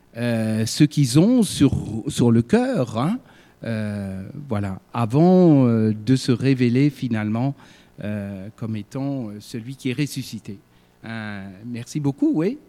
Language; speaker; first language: French; native; French